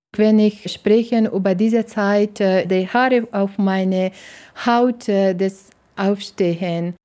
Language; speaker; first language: German; non-native, learner; Persian